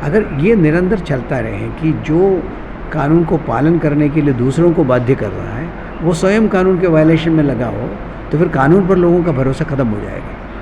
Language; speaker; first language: Hindi; native; Hindi